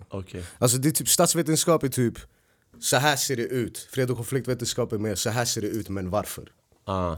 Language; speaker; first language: Swedish; early bilingual, other home language; Arabic